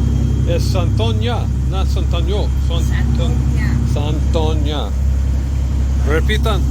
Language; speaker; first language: Spanish; non-native, learner; English